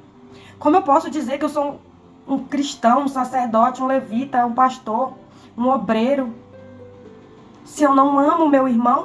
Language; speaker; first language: Portuguese; native; Portuguese